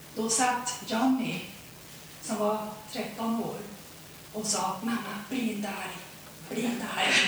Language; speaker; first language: Swedish; early bilingual, heritage; Swedish